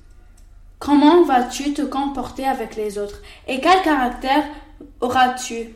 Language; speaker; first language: French; non-native, local second language; Arabic